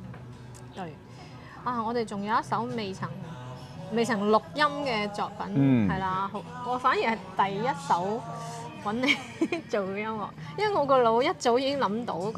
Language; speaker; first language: Cantonese; native; Cantonese